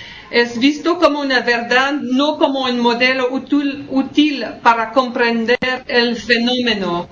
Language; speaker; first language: Spanish; non-native, fluent; French